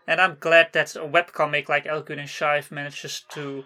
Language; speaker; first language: English; non-native, fluent; Dutch